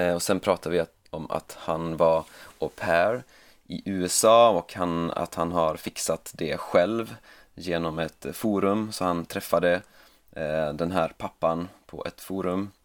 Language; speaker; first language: Swedish; native; Swedish